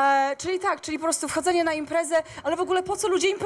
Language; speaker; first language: Polish; native; Polish